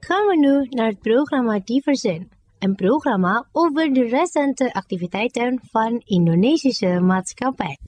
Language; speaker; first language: Dutch; non-native, fluent; Indonesian